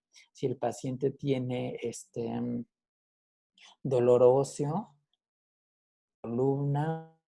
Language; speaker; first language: Spanish; native; Spanish